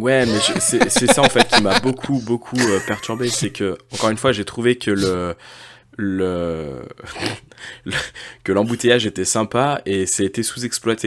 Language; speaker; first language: French; native; French